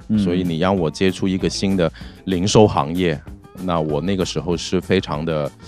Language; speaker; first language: Chinese; non-native, local second language; Cantonese